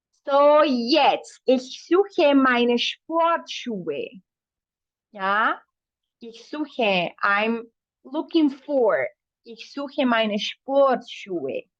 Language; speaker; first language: German; non-native, fluent; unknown